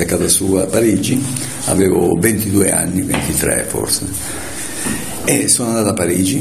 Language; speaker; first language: Italian; native; Italian